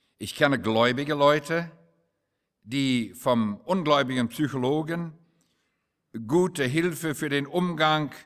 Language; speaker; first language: German; non-native, fluent; English